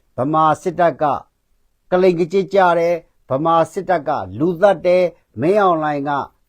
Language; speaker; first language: Burmese; non-native, local second language; Kachin